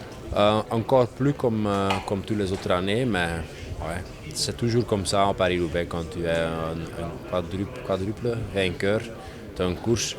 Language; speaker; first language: French; non-native, learner; Dutch